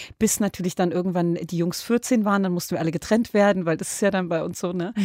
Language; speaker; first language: German; early bilingual, other home language; Arabic